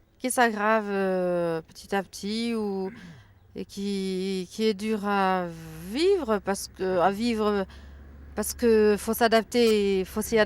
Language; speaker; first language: French; native; French